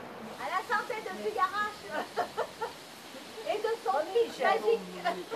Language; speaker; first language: French; native; French